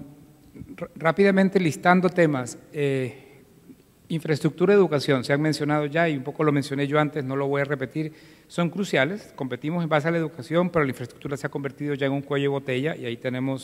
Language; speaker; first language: Spanish; native; Spanish